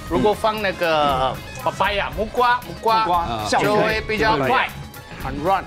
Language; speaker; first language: Chinese; non-native, learner; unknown